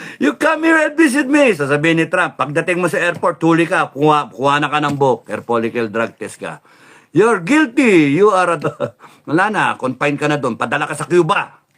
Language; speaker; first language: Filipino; native; Filipino